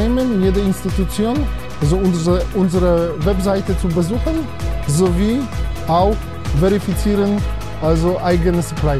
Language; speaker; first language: German; non-native, fluent; Polish